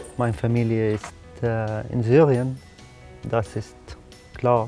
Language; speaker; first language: German; non-native, learner; Arabic